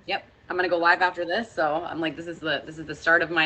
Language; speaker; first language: English; native; English